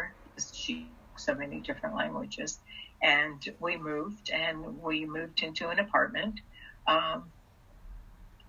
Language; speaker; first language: English; early bilingual, other home language; Russian